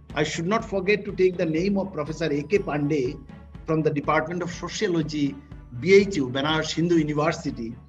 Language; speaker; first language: English; non-native, local second language; Bangla